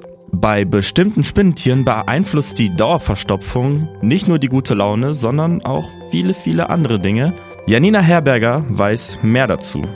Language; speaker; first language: German; native; German